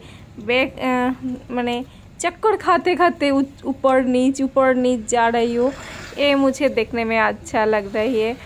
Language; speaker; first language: Hindi; non-native, local second language; Bangla